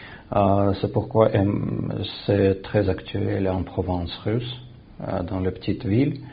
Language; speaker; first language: French; non-native, fluent; Russian